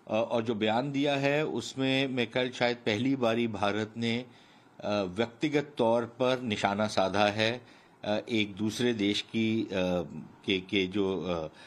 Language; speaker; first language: Hindi; native; Hindi